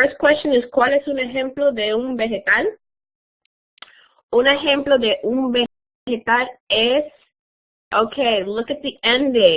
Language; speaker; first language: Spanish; non-native, fluent; English